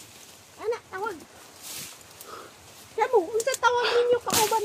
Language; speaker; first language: Cebuano; non-native, local second language; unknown